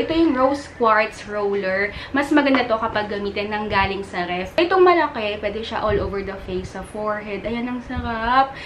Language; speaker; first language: Filipino; native; Filipino